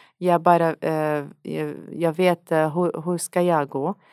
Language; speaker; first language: Swedish; non-native, learner; Arabic